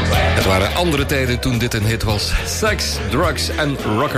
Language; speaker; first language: Dutch; native; Dutch